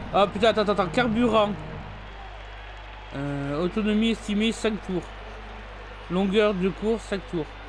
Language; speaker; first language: French; native; French